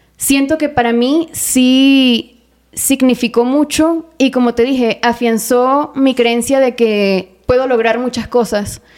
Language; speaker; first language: Spanish; native; Spanish